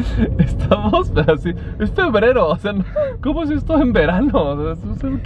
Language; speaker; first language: Spanish; native; Spanish